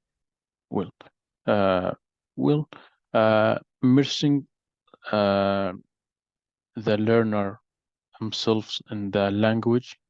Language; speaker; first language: English; non-native, learner; Arabic